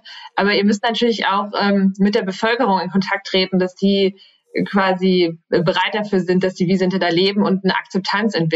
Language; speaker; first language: German; native; German